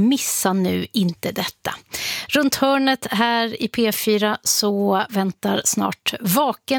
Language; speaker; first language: Swedish; native; Swedish